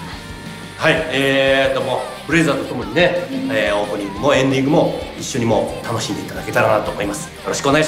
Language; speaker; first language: Japanese; native; Japanese